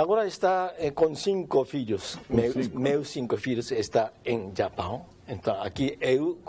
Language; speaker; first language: Portuguese; non-native, learner; Japanese